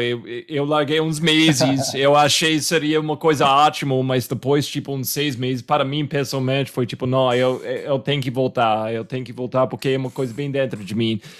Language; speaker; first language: Portuguese; non-native, fluent; English